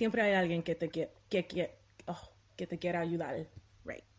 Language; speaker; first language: Spanish; early bilingual, heritage; Spanish